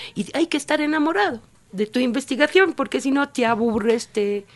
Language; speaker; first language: Spanish; non-native, fluent; Italian